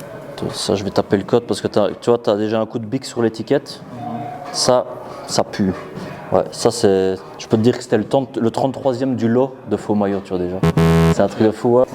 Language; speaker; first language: French; native; French